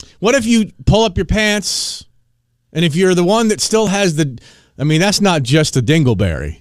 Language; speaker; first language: English; native; English